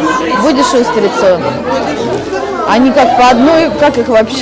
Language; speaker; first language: Russian; native; Russian